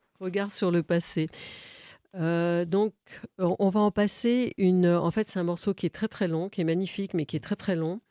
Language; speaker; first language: French; native; French